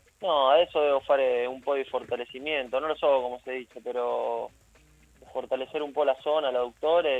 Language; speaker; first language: Italian; non-native, learner; Spanish